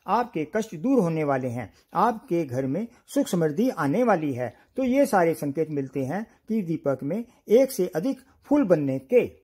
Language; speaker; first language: Hindi; native; Hindi